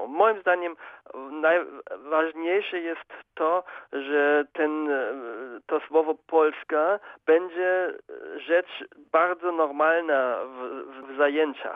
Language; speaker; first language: Polish; non-native, fluent; German